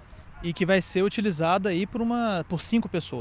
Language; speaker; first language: Portuguese; native; Portuguese